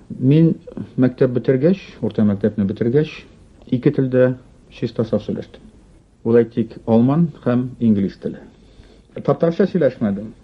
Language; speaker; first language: Tatar; non-native, local second language; Russian